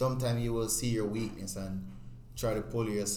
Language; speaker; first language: English; non-native, local second language; Jamaican Creole English